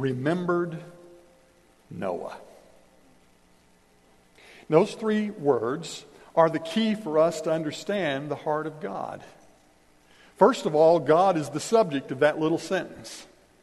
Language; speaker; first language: English; native; English